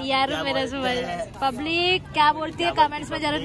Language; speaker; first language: Hindi; native; Hindi